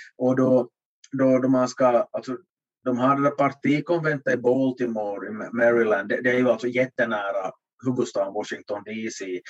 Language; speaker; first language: Swedish; native; Swedish